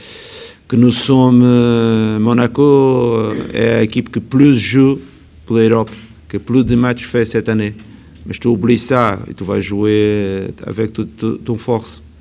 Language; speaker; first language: French; non-native, learner; Portuguese